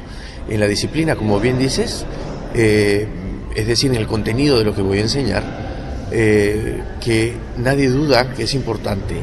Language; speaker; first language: Spanish; native; Spanish